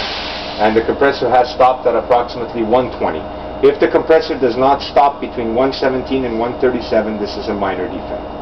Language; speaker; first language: English; non-native, local second language; French